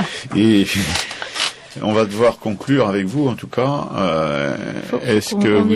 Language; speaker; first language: French; native; French